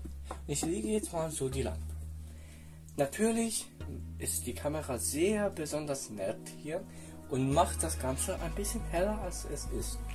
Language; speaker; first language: German; non-native, fluent; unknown